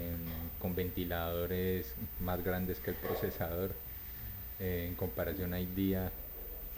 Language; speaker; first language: Spanish; native; Spanish